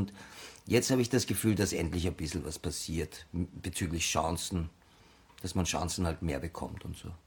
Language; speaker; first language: German; early bilingual, other home language; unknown